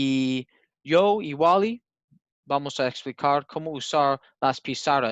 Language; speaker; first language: Spanish; non-native, learner; English